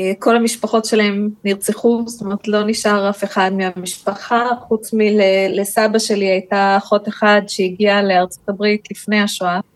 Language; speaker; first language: Hebrew; early bilingual, other home language; English